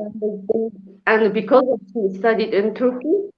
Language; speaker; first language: English; non-native, learner; Uyghur